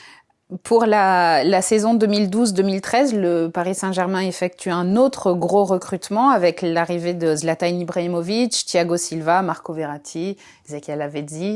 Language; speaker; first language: French; native; French